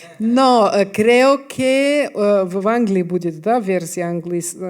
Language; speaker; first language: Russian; non-native, fluent; Serbian